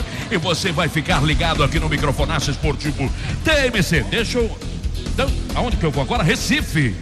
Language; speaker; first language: Portuguese; native; Portuguese